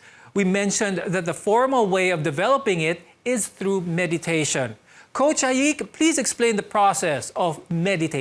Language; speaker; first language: English; non-native, local second language; Filipino